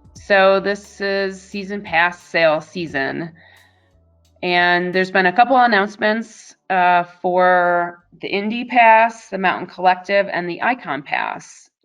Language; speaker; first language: English; native; English